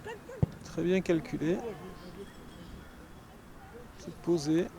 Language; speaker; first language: French; native; French